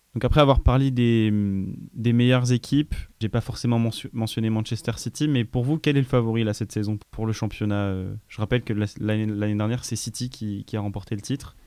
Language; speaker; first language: French; native; French